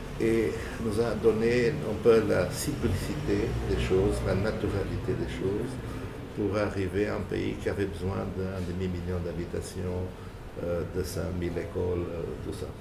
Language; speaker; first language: French; non-native, fluent; Portuguese